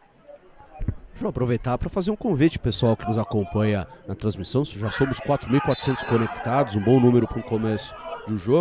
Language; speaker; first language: Portuguese; native; Portuguese